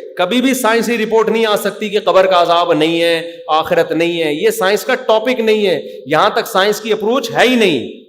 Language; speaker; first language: Urdu; native; Urdu